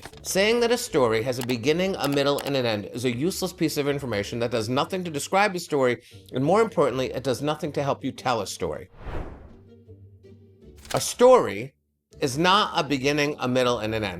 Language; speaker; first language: English; native; English